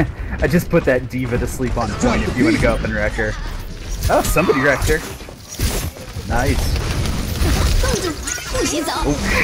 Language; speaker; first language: English; native; English